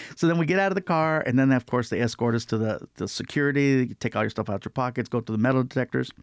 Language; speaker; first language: English; native; English